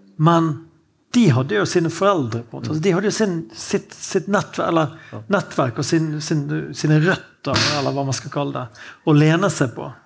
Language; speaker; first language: Norwegian; native; Norwegian